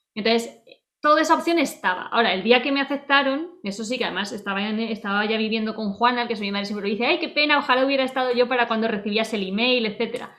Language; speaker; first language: Spanish; native; Spanish